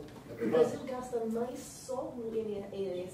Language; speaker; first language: Portuguese; non-native, learner; English